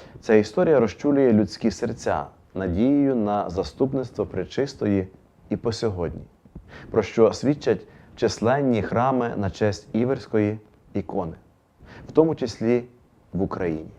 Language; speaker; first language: Ukrainian; native; Ukrainian